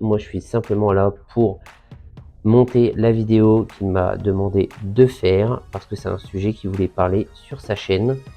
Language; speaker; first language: French; native; French